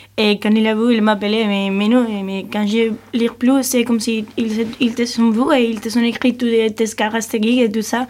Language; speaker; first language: French; non-native, learner; Spanish